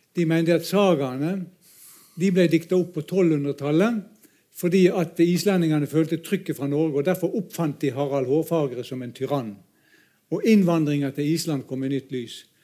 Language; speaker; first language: Norwegian; native; Norwegian